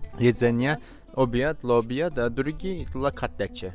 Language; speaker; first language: Polish; non-native, learner; Turkish